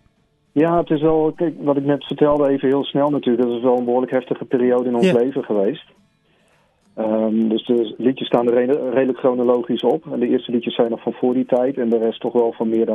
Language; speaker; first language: Dutch; native; Dutch